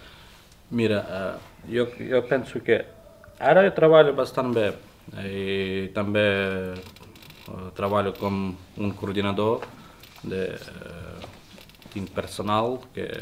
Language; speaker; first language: Catalan; non-native, learner; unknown